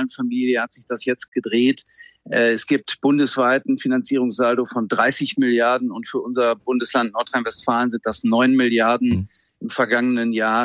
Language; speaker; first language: German; native; German